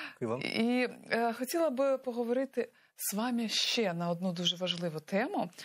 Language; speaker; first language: Ukrainian; non-native, local second language; Crimean Tatar